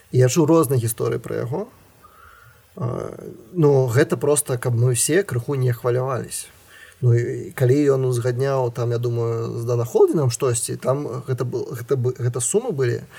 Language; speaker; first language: Belarusian; non-native, local second language; Russian